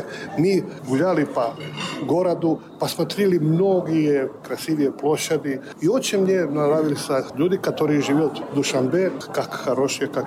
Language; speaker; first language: Russian; non-native, learner; Serbian